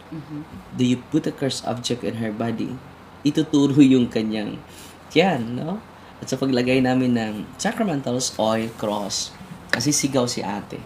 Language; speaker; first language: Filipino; non-native, local second language; Cebuano